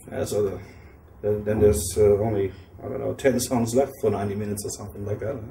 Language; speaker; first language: English; non-native, fluent; German